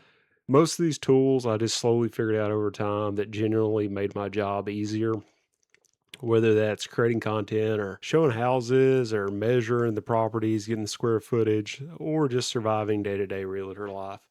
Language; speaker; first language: English; native; English